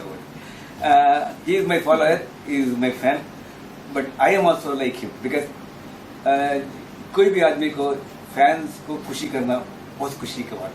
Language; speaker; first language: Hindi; non-native, local second language; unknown